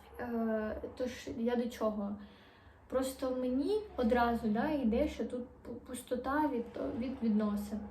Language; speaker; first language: Ukrainian; non-native, local second language; Russian